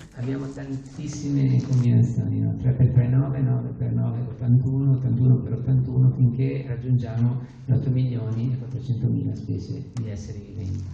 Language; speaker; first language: Italian; native; Italian